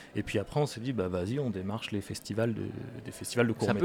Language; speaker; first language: French; native; French